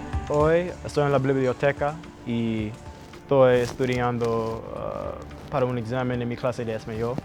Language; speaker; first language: Spanish; non-native, learner; English